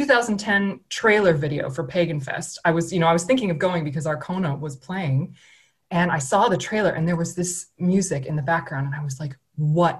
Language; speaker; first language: English; native; English